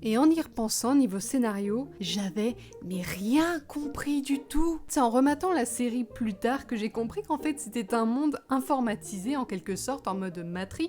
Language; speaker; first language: French; native; French